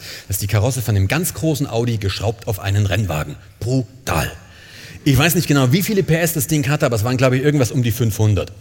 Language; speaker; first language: German; native; German